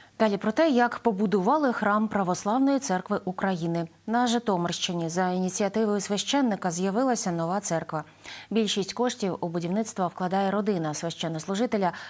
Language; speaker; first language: Ukrainian; native; Ukrainian